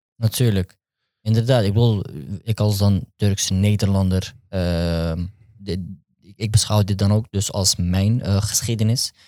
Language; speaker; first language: Dutch; early bilingual, other home language; Turkish